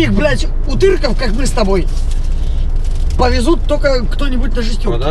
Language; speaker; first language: Russian; native; Russian